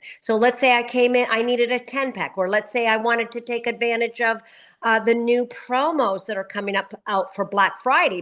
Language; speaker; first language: English; native; English